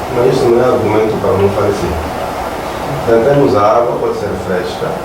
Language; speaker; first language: Portuguese; non-native, local second language; Makhuwa